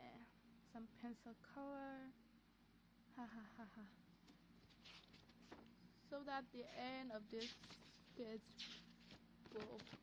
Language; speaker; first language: English; non-native, learner; Vietnamese